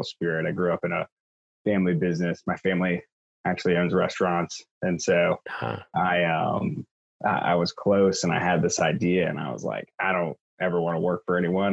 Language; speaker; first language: English; native; English